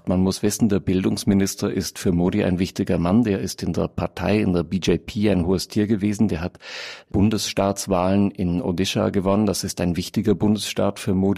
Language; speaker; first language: German; native; German